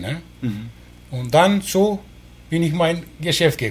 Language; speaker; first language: German; non-native, learner; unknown